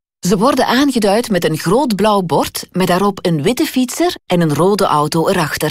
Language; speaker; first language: Dutch; native; Dutch